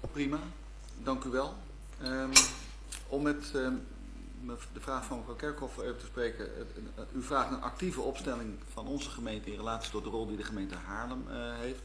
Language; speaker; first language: Dutch; native; Dutch